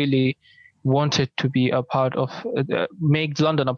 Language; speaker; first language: English; non-native, local second language; Bangla